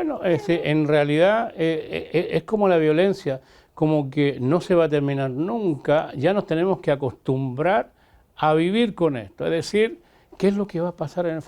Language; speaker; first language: Spanish; native; Spanish